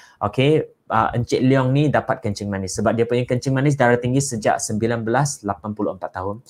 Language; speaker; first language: Malay; non-native, local second language; Chinese